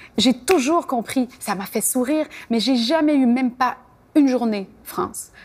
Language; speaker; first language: French; native; French